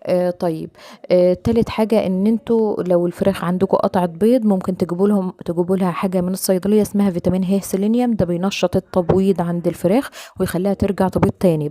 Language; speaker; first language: Arabic; native; Arabic